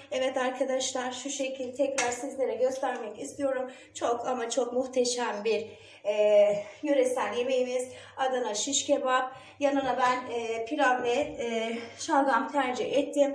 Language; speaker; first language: Turkish; native; Turkish